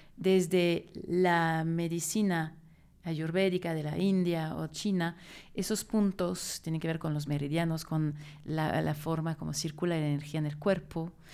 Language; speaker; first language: Spanish; non-native, fluent; French